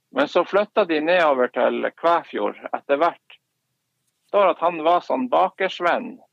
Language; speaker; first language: Norwegian; native; Norwegian